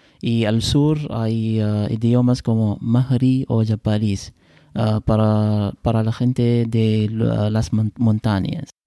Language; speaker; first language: Spanish; non-native, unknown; Arabic